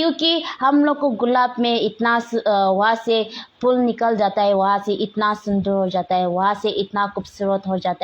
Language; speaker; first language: Hindi; non-native, local second language; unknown